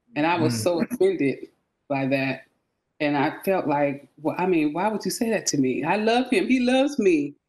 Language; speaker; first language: English; native; English